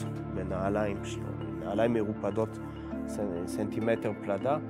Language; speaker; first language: Hebrew; early bilingual, other home language; French